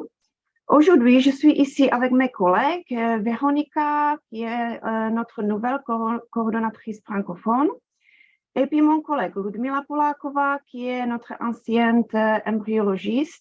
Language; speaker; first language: French; non-native, fluent; Czech